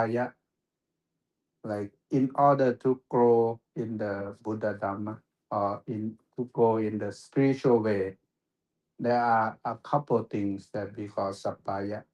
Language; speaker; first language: English; non-native, fluent; Thai